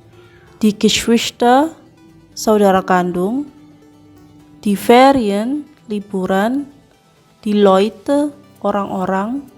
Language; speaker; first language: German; non-native, fluent; Indonesian